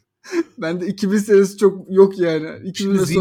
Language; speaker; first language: Turkish; native; Turkish